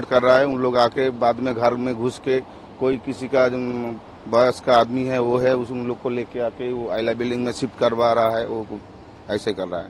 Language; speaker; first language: Hindi; non-native, local second language; Bangla